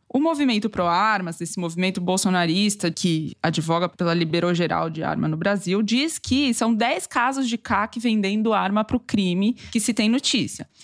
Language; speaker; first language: Portuguese; native; Portuguese